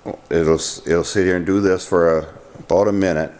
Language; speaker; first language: English; native; English